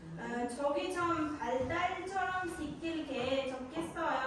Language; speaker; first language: Korean; non-native, learner; Uzbek